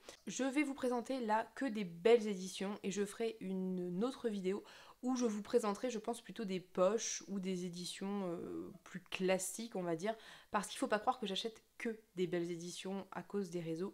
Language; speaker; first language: French; native; French